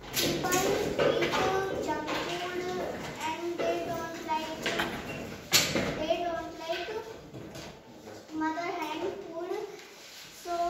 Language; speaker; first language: English; non-native, learner; Hindi